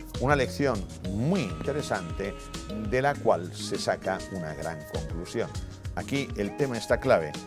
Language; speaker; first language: Spanish; native; Spanish